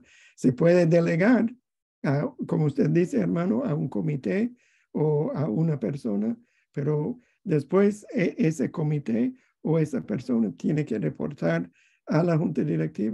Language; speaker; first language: Spanish; non-native, fluent; English